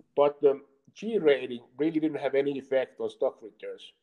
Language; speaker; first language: English; non-native, fluent; Finnish